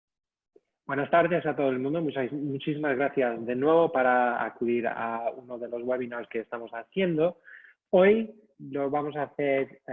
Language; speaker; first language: Spanish; non-native, fluent; English